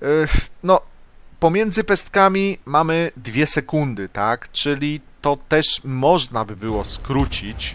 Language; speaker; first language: Polish; native; Polish